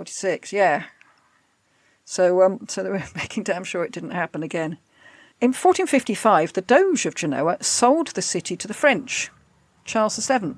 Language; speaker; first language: English; native; English